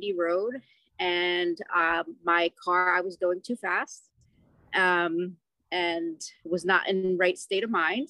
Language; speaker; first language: English; native; English